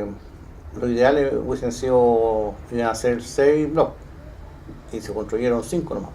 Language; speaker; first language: Spanish; native; Spanish